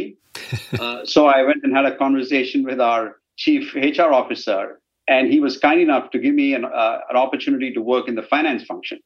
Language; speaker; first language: English; non-native, local second language; Tamil